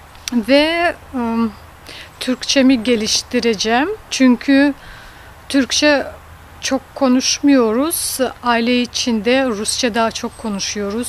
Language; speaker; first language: Turkish; early bilingual, heritage; Russian